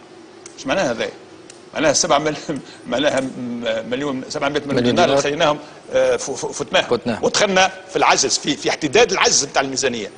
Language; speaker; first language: Arabic; native; Arabic